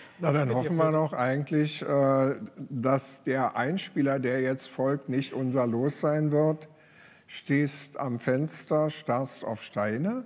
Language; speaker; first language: German; native; German